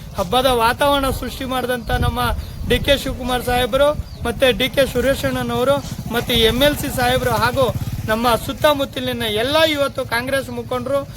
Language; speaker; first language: Kannada; non-native, local second language; Lambadi